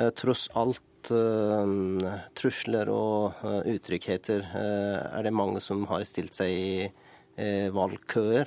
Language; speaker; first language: Norwegian; non-native, fluent; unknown